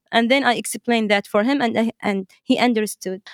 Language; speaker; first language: English; non-native, fluent; Arabic